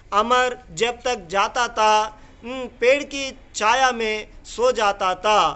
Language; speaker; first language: Hindi; non-native, local second language; Telugu